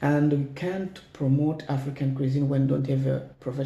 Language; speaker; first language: English; non-native, learner; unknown